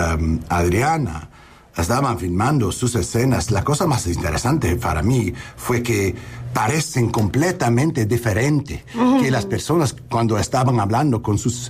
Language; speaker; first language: Spanish; early bilingual, heritage; English